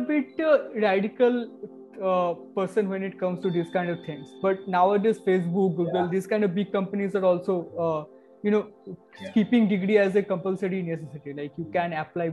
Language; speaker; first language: English; non-native, local second language; Bangla